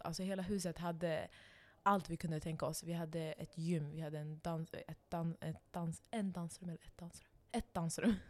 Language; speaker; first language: Swedish; non-native, local second language; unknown